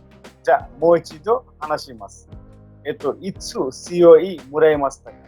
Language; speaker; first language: Japanese; non-native, fluent; Bangla